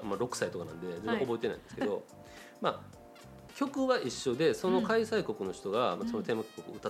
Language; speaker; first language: Japanese; native; Japanese